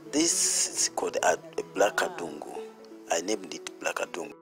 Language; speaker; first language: English; non-native, local second language; Ganda